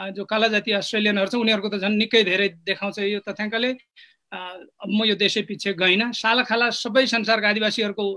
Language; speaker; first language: Nepali; non-native, local second language; Eastern Tamang